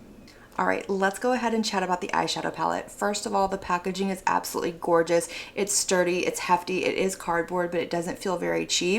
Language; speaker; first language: English; native; English